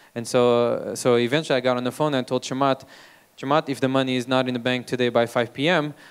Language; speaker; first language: English; non-native, fluent; Portuguese